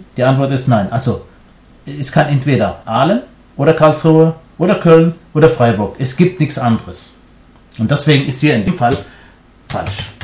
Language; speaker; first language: German; non-native, fluent; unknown